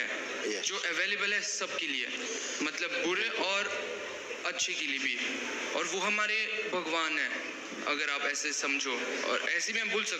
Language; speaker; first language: Hindi; early bilingual, heritage; Hindi